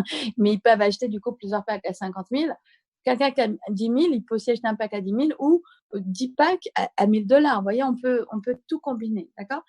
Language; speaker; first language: French; native; French